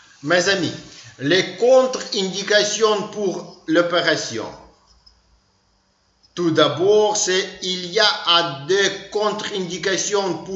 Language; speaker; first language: French; non-native, learner; Ukrainian